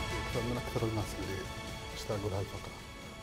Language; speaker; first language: Arabic; native; Arabic